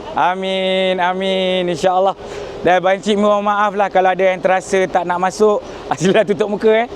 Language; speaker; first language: Malay; native; Malay